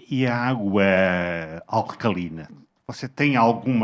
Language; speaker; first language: Portuguese; native; Portuguese